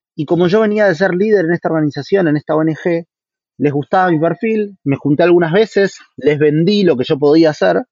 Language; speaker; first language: Spanish; native; Spanish